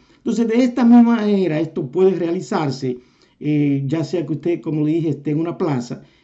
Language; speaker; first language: Spanish; native; Spanish